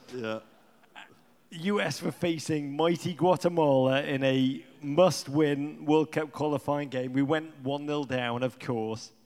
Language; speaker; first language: English; native; English